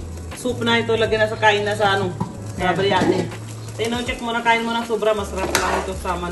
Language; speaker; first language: Filipino; non-native, learner; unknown